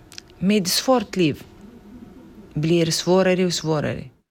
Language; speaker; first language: Swedish; non-native, learner; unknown